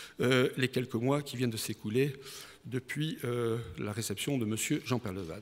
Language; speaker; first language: French; native; French